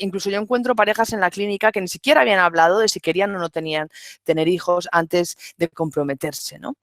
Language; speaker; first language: Spanish; native; Spanish